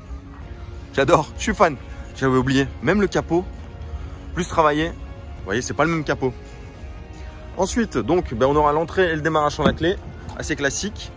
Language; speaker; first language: French; native; French